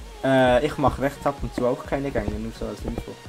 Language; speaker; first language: German; native; German